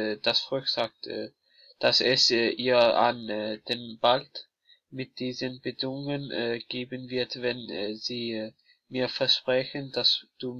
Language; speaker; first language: German; non-native, learner; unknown